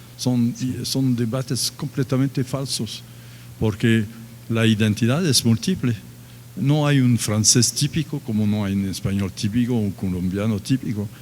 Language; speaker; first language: Spanish; non-native, fluent; French